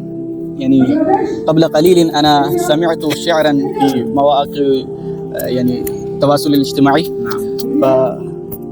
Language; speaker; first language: Arabic; non-native, fluent; Urdu